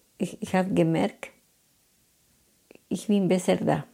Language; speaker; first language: German; non-native, learner; Spanish